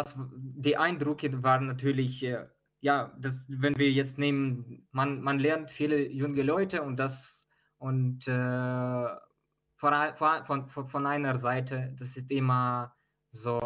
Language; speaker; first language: German; non-native, fluent; Ukrainian